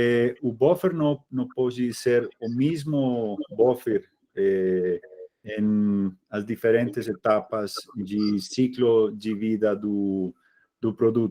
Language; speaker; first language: Portuguese; non-native, fluent; Spanish